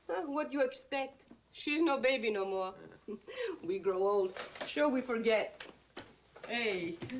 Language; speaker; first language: English; non-native, learner; Italian